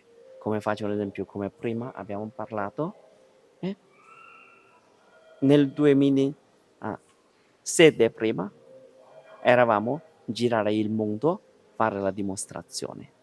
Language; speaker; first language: Italian; non-native, learner; Chinese